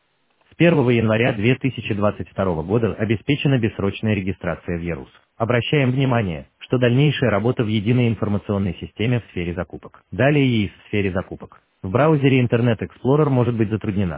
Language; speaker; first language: Russian; native; Russian